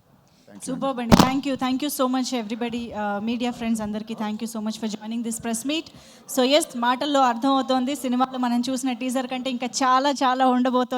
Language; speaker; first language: Telugu; native; Telugu